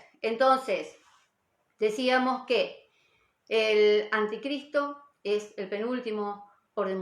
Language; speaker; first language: Spanish; native; Spanish